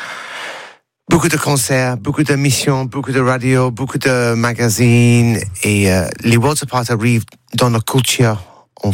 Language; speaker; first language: French; non-native, learner; English